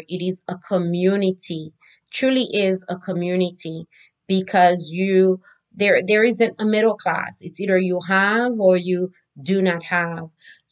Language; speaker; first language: English; non-native, fluent; Haitian Creole